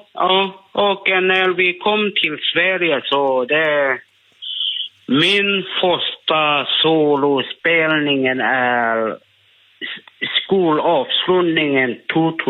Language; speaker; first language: Swedish; non-native, learner; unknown